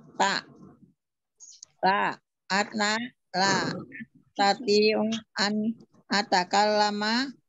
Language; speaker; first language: Arabic; non-native, learner; Indonesian